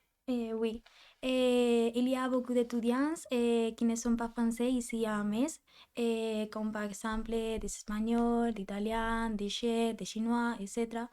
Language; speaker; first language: French; non-native, fluent; Spanish